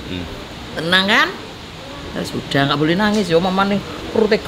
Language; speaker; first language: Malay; non-native, local second language; Javanese